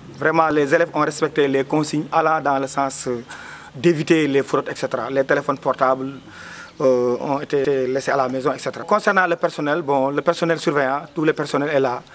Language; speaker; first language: French; non-native, local second language; Wolof